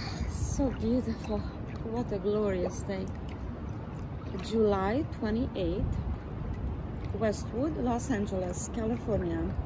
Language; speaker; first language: English; non-native, fluent; Romanian